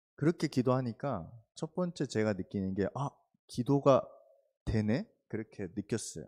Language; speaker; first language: Korean; early bilingual, heritage; Korean